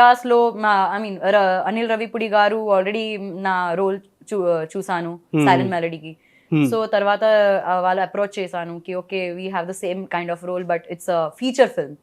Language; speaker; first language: Telugu; non-native, learner; Gujarati